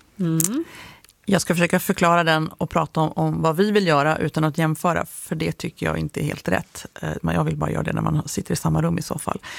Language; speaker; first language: Swedish; native; Swedish